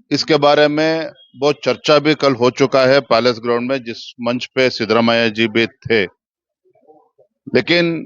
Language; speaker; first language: Hindi; non-native, local second language; Kannada